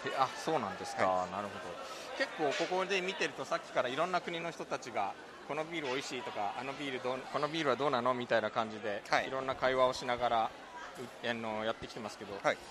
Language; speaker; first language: Japanese; native; Japanese